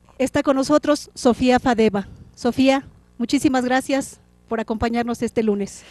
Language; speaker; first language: Spanish; native; Spanish